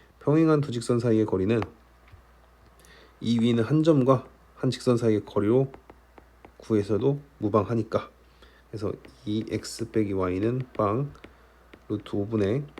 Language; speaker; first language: Korean; native; Korean